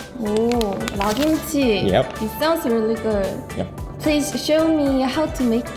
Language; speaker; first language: English; non-native, learner; Korean